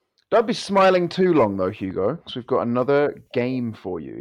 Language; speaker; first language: English; native; English